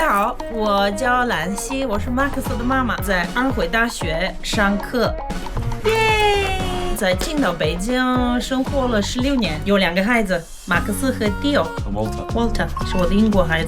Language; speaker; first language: Chinese; non-native, fluent; English